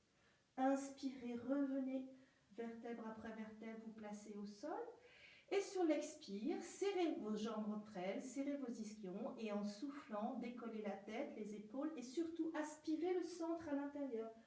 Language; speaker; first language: French; native; French